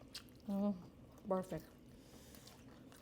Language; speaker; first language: English; non-native, local second language; Filipino